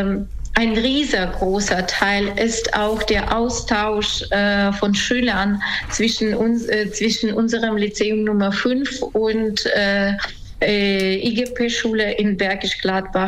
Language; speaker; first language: German; non-native, fluent; Ukrainian